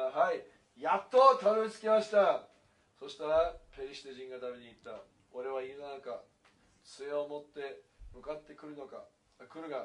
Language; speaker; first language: Japanese; non-native, fluent; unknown